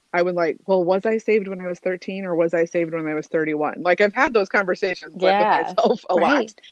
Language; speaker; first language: English; native; English